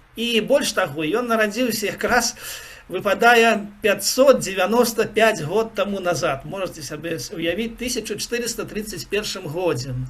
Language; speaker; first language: Belarusian; non-native, local second language; Russian